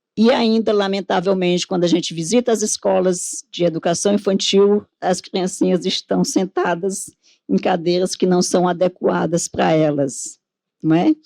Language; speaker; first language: Portuguese; native; Portuguese